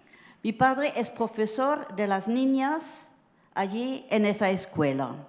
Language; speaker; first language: Spanish; early bilingual, heritage; Spanish